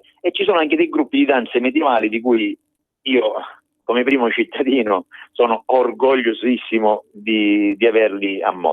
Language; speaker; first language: Italian; native; Italian